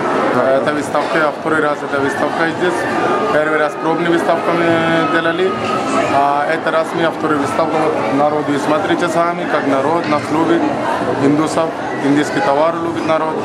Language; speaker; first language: Russian; non-native, learner; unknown